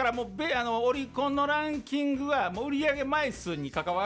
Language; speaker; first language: Japanese; native; Japanese